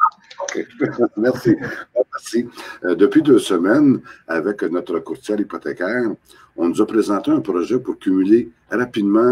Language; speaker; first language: French; native; French